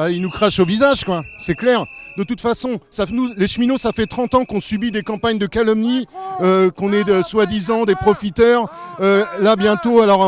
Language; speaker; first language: French; native; French